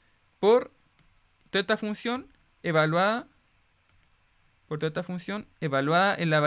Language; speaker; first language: Spanish; native; Spanish